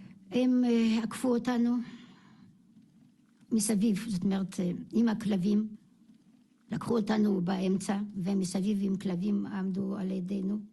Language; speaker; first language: Hebrew; non-native, fluent; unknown